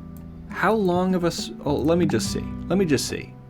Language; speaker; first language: English; native; English